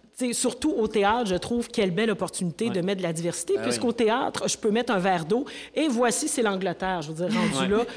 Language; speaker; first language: French; native; French